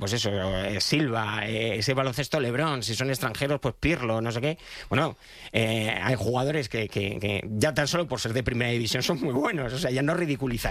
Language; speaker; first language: Spanish; native; Spanish